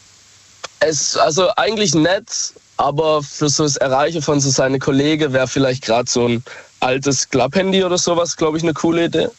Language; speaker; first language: German; native; German